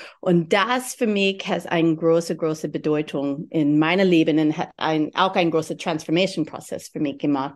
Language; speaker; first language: German; non-native, learner; English